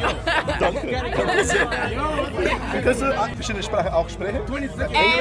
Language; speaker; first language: German; non-native, fluent; Portuguese